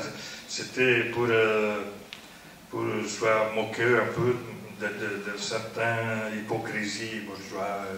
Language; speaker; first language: French; non-native, fluent; Italian